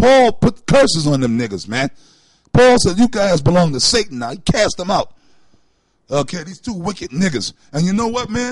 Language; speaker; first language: English; native; English